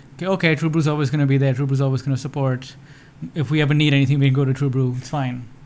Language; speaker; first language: English; non-native, local second language; Urdu